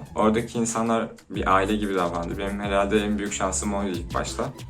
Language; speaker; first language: Turkish; native; Turkish